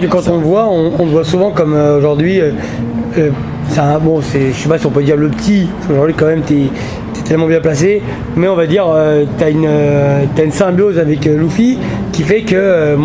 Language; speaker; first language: French; native; French